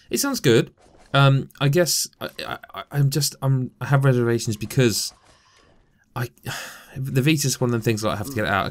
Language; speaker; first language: English; native; English